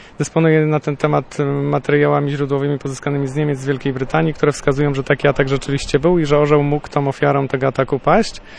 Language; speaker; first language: Polish; native; Polish